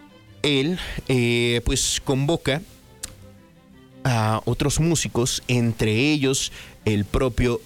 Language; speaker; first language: Spanish; native; Spanish